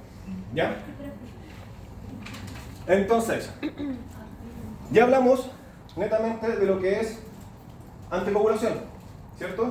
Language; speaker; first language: Spanish; native; Spanish